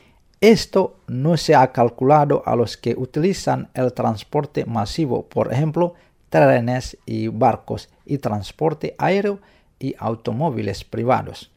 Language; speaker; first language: Spanish; non-native, fluent; Indonesian